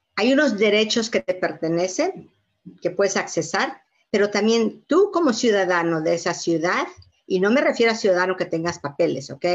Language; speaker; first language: Spanish; native; Spanish